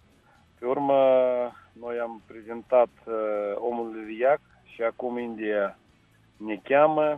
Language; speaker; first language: Romanian; non-native, local second language; Russian